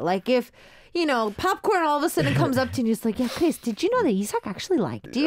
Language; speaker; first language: English; early bilingual, other home language; Korean